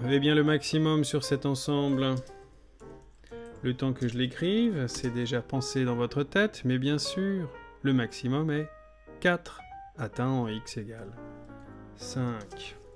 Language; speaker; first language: French; native; French